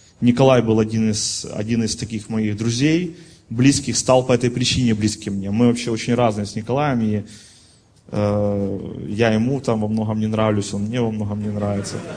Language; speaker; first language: Russian; native; Russian